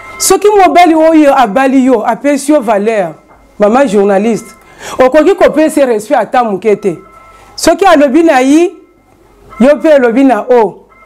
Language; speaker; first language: Lingala; native; Lingala